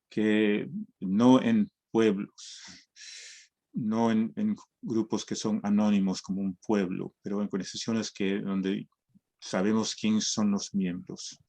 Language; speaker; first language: Spanish; early bilingual, heritage; Spanish